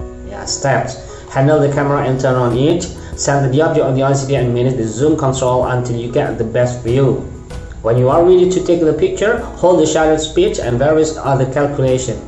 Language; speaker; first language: English; non-native, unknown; Indonesian